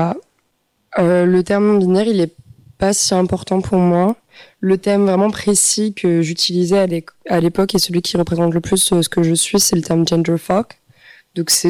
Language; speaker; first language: French; native; French